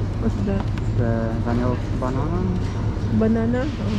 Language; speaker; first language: English; non-native, learner; Filipino